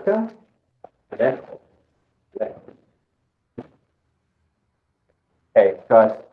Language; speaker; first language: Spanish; non-native, fluent; English